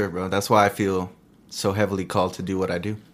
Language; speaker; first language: English; early bilingual, other home language; Spanish